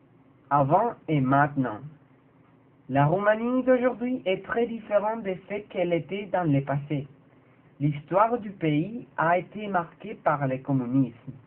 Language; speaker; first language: French; non-native, learner; Spanish